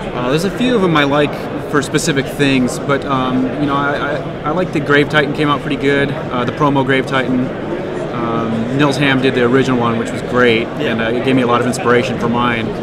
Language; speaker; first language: English; native; English